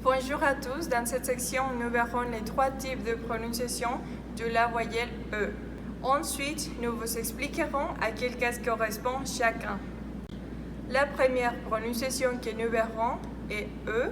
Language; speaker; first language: French; non-native, learner; Spanish